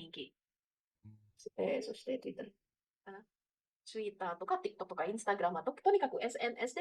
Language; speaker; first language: Japanese; non-native, fluent; Indonesian